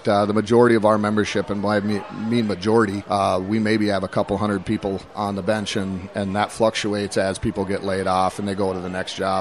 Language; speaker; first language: English; native; English